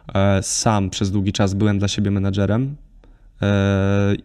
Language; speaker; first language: Polish; native; Polish